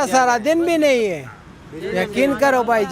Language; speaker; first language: Hindi; non-native, local second language; Pashto